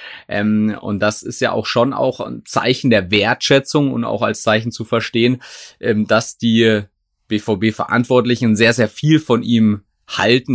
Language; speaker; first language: German; native; German